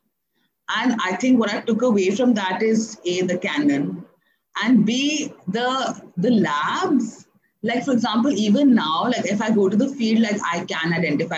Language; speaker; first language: English; non-native, local second language; Hindi